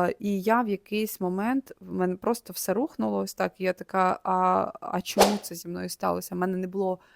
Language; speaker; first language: Ukrainian; native; Ukrainian